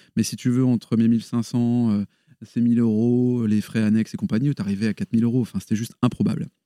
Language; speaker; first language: French; native; French